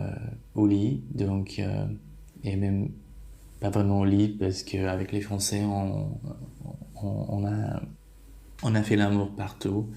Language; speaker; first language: French; non-native, fluent; Polish